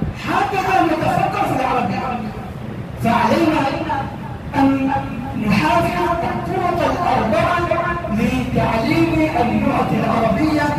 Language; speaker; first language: Arabic; non-native, fluent; Urdu